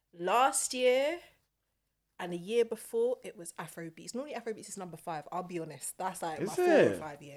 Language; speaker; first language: English; native; English